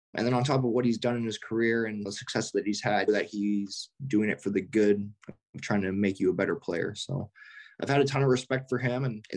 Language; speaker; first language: English; native; English